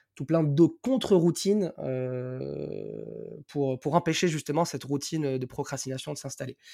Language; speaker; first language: French; non-native, local second language; Arabic